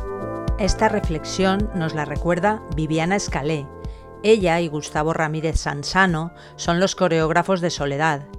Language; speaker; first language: Spanish; native; Spanish